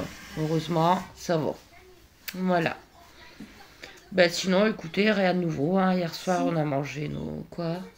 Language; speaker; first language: French; native; French